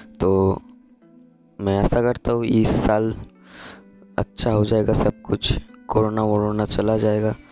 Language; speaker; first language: Hindi; non-native, local second language; Bangla